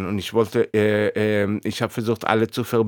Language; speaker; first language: German; non-native, fluent; Hebrew